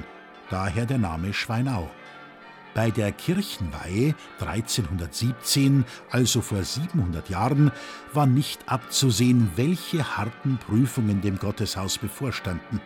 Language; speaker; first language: German; native; German